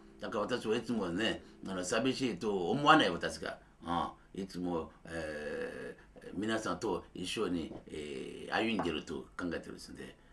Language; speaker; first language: Japanese; non-native, fluent; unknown